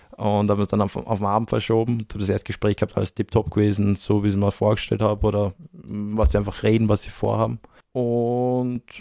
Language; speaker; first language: German; native; German